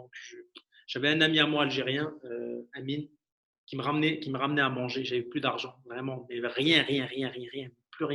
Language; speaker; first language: French; early bilingual, other home language; Arabic